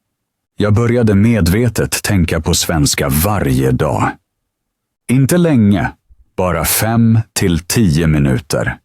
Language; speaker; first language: Swedish; non-native, fluent; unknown